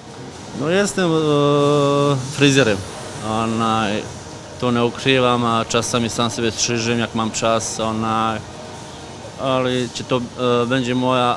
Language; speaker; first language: Polish; non-native, fluent; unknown